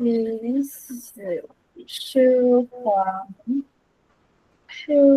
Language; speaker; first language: Chinese; non-native, learner; Vietnamese